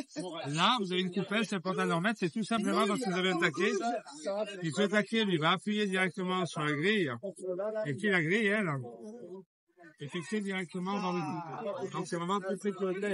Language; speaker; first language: French; native; French